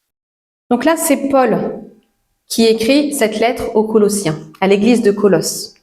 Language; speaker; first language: French; native; French